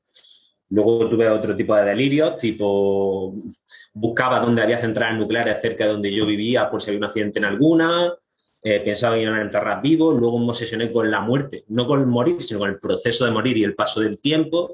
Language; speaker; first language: Spanish; native; Spanish